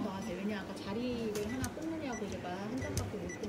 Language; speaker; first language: Korean; native; Korean